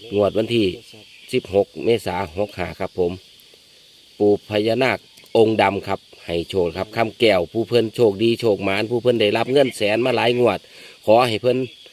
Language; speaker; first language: Thai; native; Thai